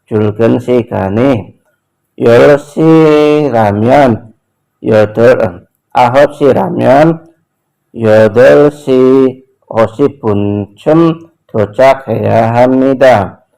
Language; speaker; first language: Korean; non-native, fluent; Indonesian